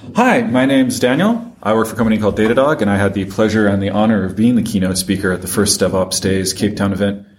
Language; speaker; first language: English; non-native, fluent; French